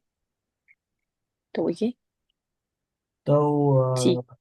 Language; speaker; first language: Chinese; non-native, learner; Khmer